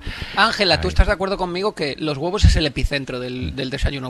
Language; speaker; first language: Spanish; native; Spanish